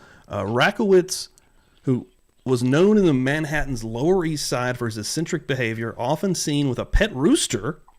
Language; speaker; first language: English; native; English